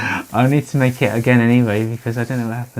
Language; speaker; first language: English; native; English